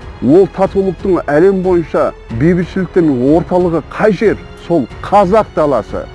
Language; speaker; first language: Kazakh; non-native, fluent; Turkish